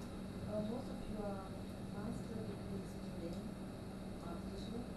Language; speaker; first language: English; non-native, learner; Thai